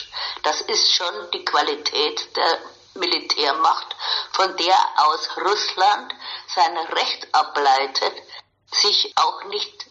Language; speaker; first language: German; native; German